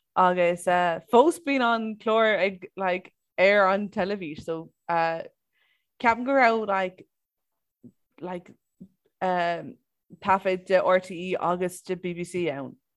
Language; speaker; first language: Irish; non-native, local second language; English